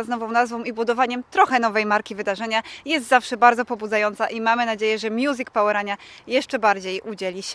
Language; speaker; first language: Polish; native; Polish